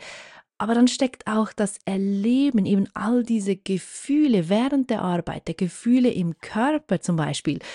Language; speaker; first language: German; native; German